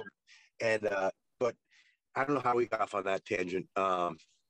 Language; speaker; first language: English; native; English